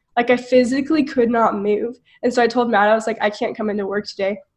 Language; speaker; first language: English; native; English